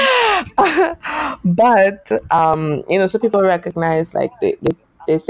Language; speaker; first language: English; native; English